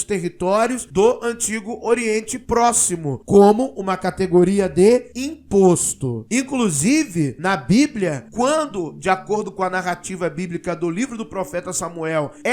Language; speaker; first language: Portuguese; native; Portuguese